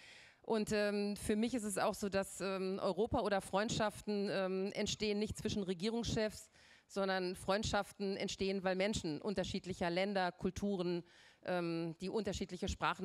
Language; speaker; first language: German; native; German